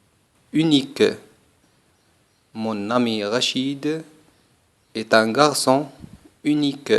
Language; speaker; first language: French; non-native, fluent; Arabic